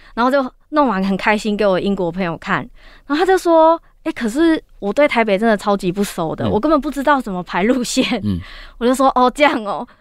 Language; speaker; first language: Chinese; native; Chinese